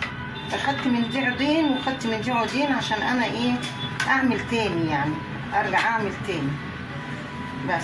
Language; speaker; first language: Arabic; native; Arabic